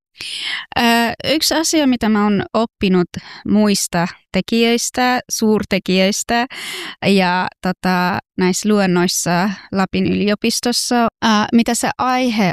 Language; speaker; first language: Finnish; non-native, fluent; Persian